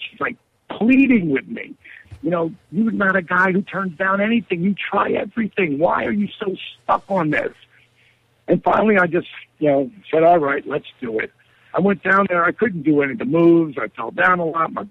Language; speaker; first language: English; native; English